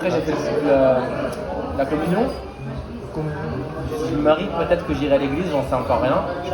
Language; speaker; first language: French; native; French